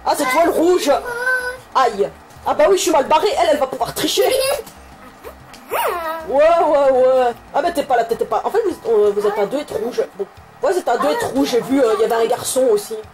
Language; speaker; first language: French; native; French